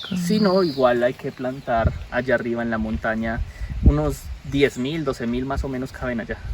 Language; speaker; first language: Spanish; native; Spanish